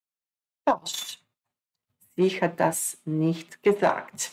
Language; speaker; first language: German; non-native, fluent; Croatian